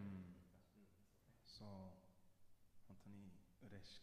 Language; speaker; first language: Japanese; non-native, learner; English